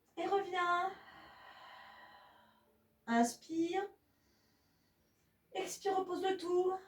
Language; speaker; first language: French; native; French